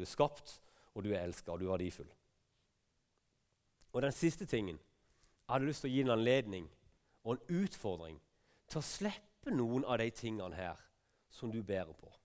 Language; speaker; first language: Norwegian; native; Norwegian